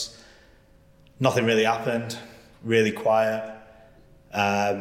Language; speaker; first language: English; native; English